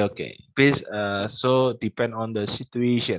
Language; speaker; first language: English; non-native, local second language; Indonesian